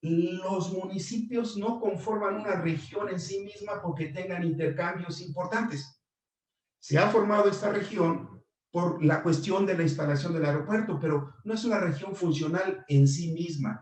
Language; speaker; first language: Spanish; native; Spanish